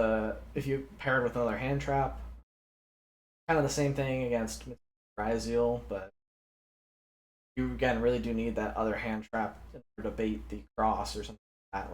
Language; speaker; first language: English; native; English